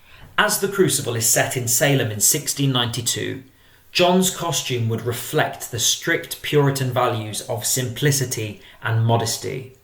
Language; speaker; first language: English; native; English